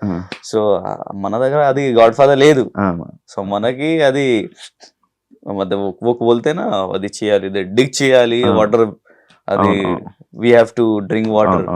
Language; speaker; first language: Telugu; non-native, local second language; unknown